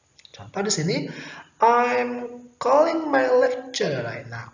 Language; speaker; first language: English; non-native, fluent; Indonesian